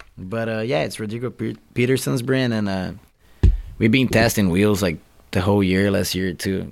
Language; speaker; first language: English; non-native, fluent; Portuguese